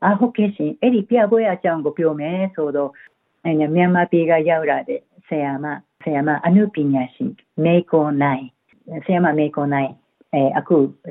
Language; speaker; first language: Burmese; non-native, fluent; Japanese